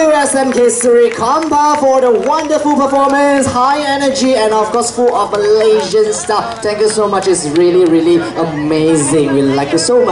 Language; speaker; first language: English; non-native, local second language; Chinese